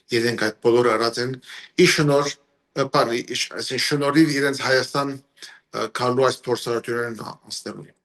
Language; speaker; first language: Armenian; early bilingual, heritage; Armenian